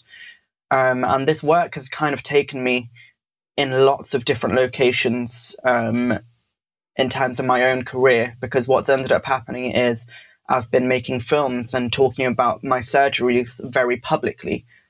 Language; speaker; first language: English; native; English